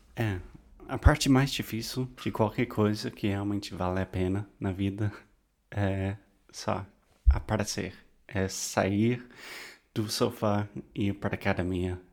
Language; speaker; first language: Portuguese; non-native, fluent; English